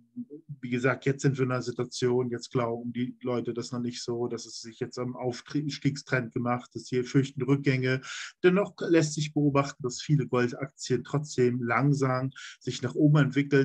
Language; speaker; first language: German; native; German